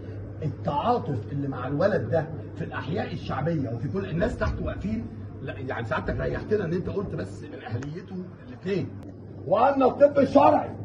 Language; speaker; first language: Arabic; native; Arabic